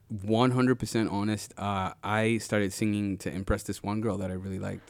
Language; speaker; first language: English; non-native, local second language; Ganda